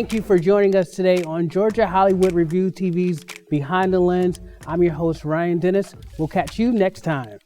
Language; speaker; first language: English; native; English